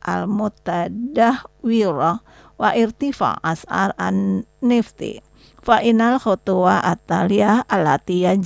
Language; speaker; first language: Arabic; non-native, fluent; Indonesian